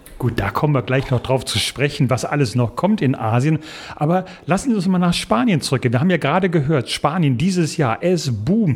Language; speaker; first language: German; native; German